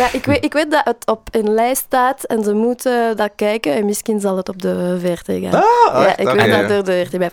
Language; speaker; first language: Dutch; non-native, learner; French